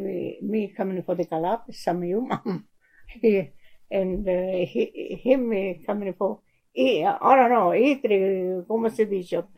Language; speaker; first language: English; non-native, learner; Italian